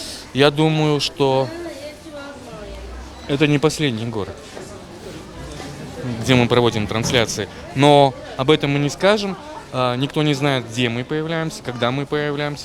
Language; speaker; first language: Russian; native; Russian